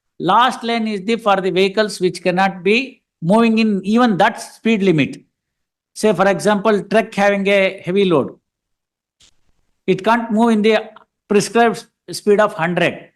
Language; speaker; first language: English; non-native, local second language; Kannada